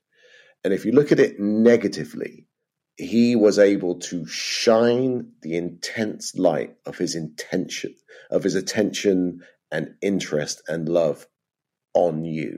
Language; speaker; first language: English; native; English